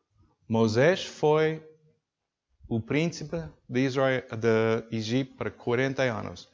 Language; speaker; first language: Portuguese; non-native, learner; English